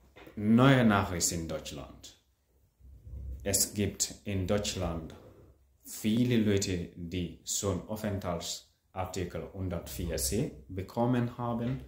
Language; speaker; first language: German; non-native, learner; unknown